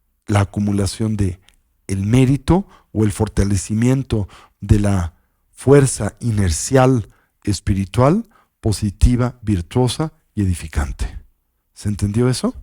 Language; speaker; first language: Spanish; native; Spanish